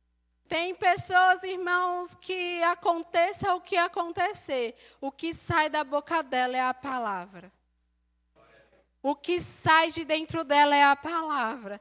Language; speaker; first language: Portuguese; native; Portuguese